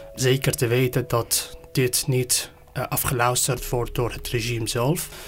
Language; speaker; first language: Dutch; non-native, fluent; Persian